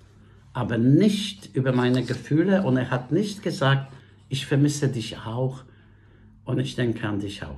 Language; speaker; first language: German; non-native, fluent; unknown